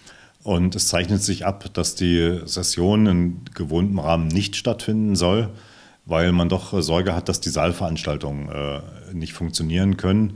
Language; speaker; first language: German; native; German